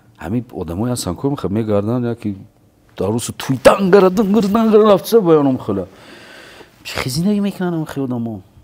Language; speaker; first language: Tajik; native; Tajik